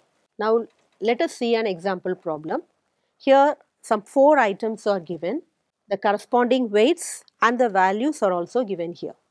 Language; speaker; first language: English; non-native, local second language; Tamil